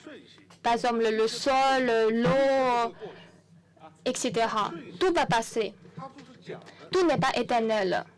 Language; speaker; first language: French; non-native, fluent; Chinese